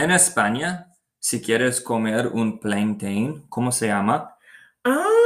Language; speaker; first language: Spanish; non-native, learner; English